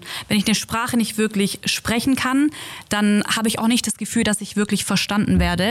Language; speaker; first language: German; early bilingual, other home language; Turkish